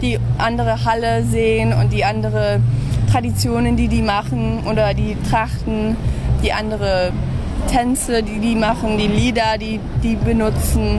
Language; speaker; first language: German; early bilingual, heritage; English